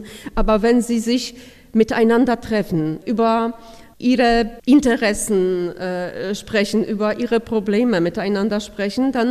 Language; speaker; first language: German; non-native, fluent; Polish